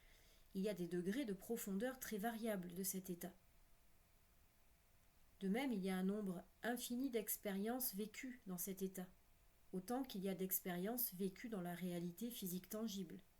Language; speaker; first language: French; native; French